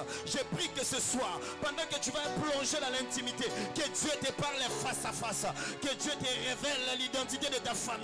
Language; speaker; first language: French; non-native, local second language; Lingala